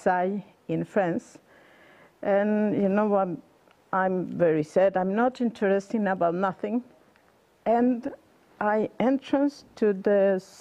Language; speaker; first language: English; non-native, learner; Spanish